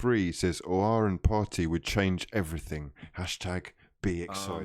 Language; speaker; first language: English; native; English